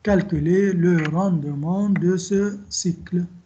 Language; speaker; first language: French; non-native, local second language; Arabic